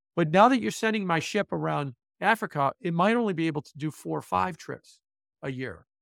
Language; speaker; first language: English; native; English